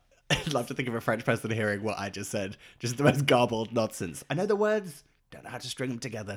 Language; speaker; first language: English; native; English